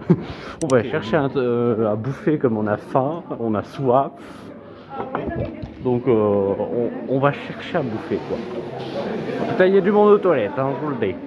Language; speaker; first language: French; native; French